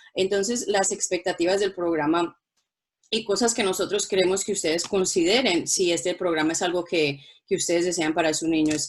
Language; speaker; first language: Spanish; non-native, local second language; English